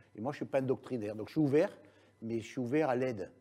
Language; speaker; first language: French; native; French